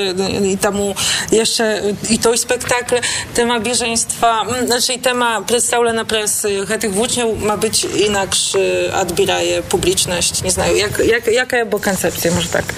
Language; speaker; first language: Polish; non-native, local second language; Belarusian